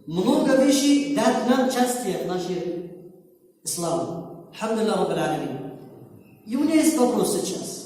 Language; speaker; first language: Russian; non-native, learner; Arabic